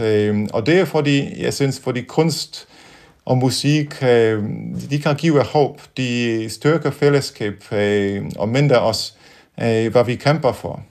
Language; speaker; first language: Danish; non-native, fluent; Polish